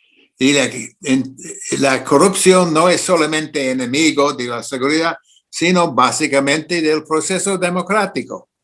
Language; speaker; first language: Spanish; non-native, fluent; English